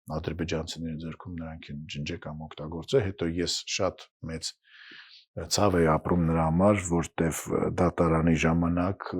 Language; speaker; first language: Armenian; non-native, fluent; Russian